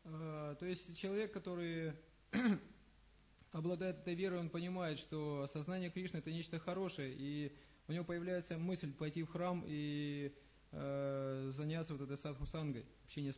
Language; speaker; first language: Russian; native; Russian